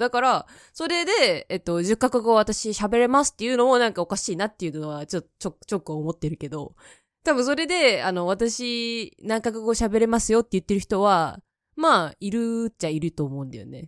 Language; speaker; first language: Japanese; native; Japanese